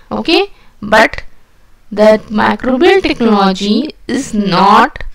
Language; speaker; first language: English; non-native, local second language; Hindi